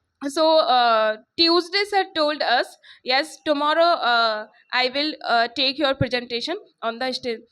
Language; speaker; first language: English; non-native, local second language; Hindi